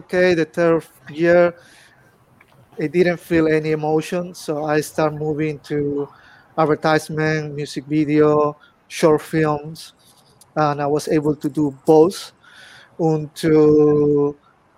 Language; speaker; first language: English; non-native, fluent; Spanish